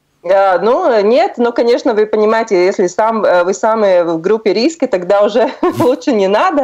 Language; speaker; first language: Russian; non-native, local second language; Latvian